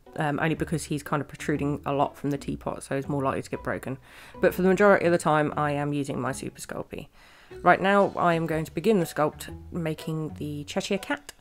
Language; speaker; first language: English; native; English